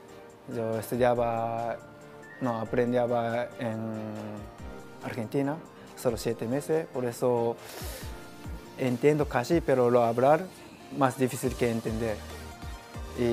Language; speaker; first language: Spanish; non-native, learner; Japanese